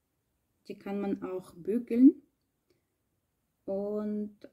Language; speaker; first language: German; non-native, learner; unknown